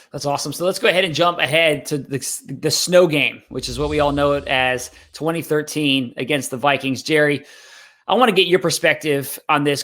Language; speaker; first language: English; native; English